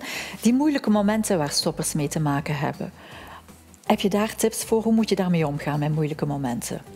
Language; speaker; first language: Dutch; native; Dutch